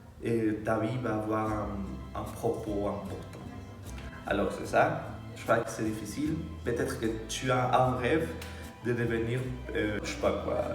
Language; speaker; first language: French; non-native, fluent; Spanish